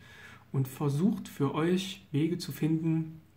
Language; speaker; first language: German; native; German